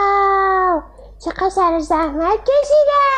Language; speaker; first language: Persian; native; Persian